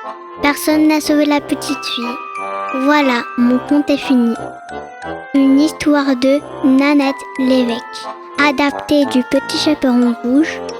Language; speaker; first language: French; native; French